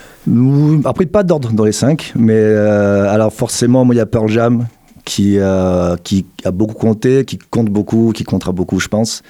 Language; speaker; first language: French; native; French